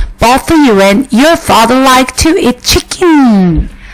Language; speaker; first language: English; non-native, fluent; Korean